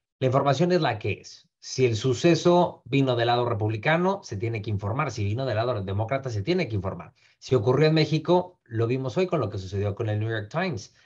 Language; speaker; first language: Spanish; native; Spanish